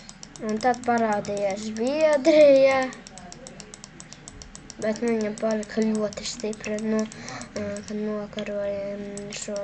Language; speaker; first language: Latvian; non-native, local second language; Russian